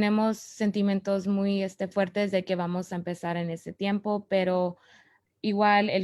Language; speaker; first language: Spanish; early bilingual, other home language; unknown